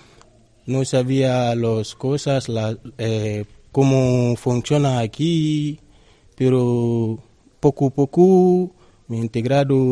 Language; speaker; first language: Spanish; non-native, learner; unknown